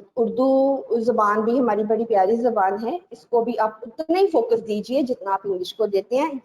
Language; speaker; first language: Urdu; native; Urdu